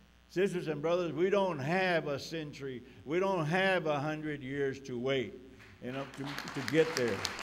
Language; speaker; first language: English; early bilingual, other home language; Spanish